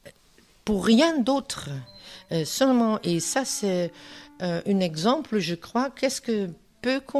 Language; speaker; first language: French; non-native, learner; Dutch